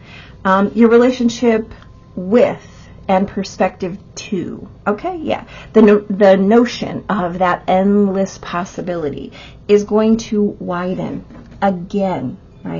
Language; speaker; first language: English; native; English